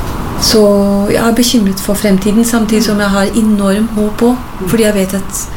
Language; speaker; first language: Norwegian; non-native, fluent; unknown